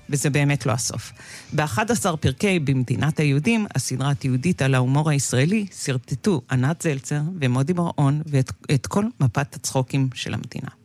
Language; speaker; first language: Hebrew; native; Hebrew